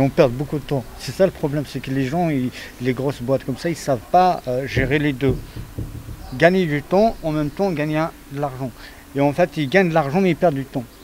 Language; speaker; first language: French; non-native, fluent; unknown